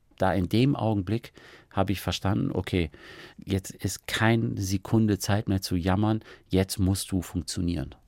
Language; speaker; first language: German; early bilingual, other home language; Persian